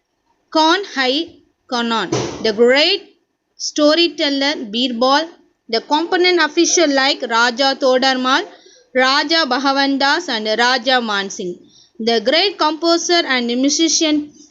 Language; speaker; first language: English; non-native, local second language; Tamil